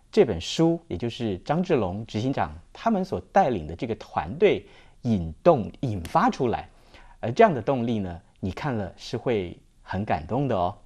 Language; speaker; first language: Chinese; native; Chinese